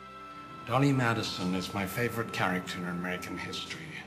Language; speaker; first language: English; native; English